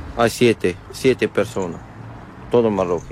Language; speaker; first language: Spanish; non-native, learner; Arabic